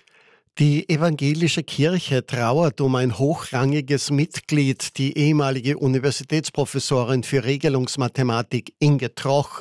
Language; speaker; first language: German; native; German